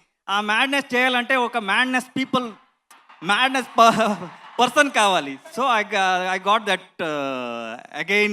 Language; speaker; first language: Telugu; non-native, learner; Kannada